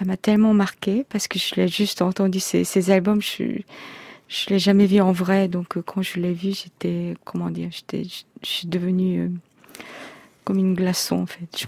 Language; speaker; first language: French; non-native, fluent; Korean